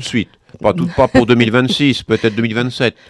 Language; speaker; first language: French; native; French